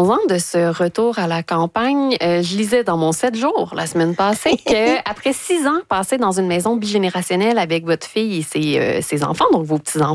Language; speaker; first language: French; native; French